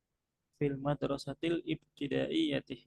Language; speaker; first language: Arabic; non-native, fluent; Indonesian